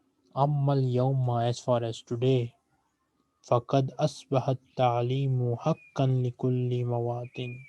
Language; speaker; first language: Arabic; non-native, fluent; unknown